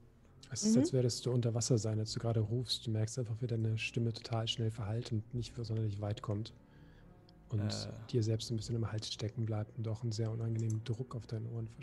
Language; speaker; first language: German; native; German